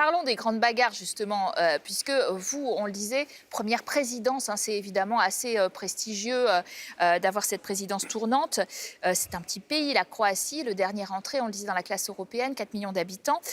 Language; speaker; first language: French; native; French